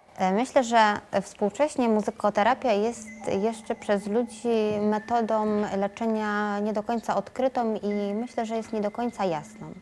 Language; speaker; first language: Polish; non-native, fluent; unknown